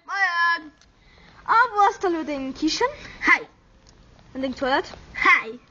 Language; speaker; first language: German; non-native, local second language; Luxembourgish